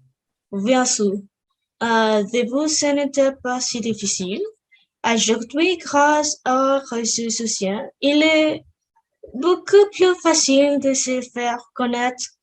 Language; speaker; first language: French; non-native, learner; Spanish